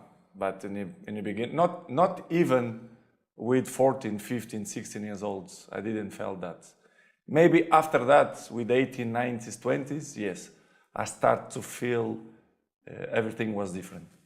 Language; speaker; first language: English; non-native, fluent; Portuguese